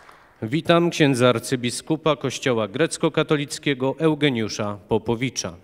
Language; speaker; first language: Polish; native; Polish